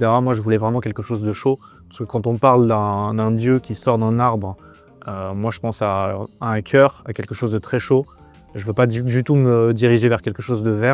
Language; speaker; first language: French; native; French